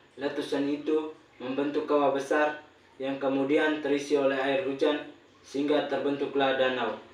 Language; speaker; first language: Indonesian; non-native, local second language; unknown